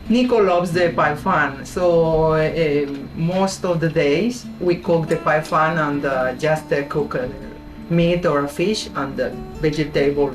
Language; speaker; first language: English; non-native, fluent; Spanish